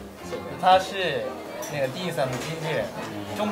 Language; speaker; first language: Chinese; non-native, fluent; Japanese